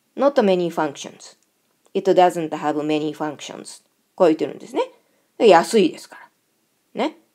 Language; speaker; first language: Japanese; native; Japanese